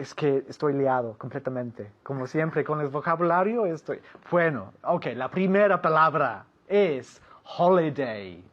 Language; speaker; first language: Spanish; non-native, fluent; English